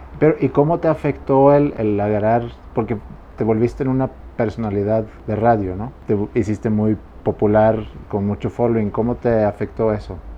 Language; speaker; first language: Spanish; non-native, fluent; Swedish